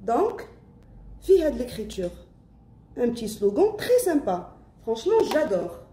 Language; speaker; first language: French; non-native, local second language; Arabic